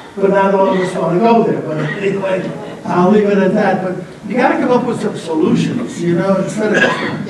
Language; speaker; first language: English; non-native, fluent; Greek